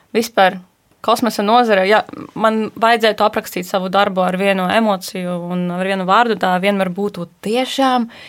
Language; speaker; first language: Latvian; non-native, fluent; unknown